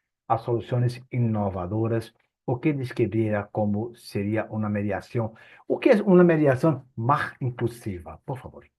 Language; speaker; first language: Spanish; non-native, fluent; Portuguese